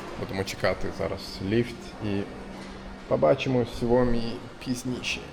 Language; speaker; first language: Ukrainian; non-native, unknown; Turkish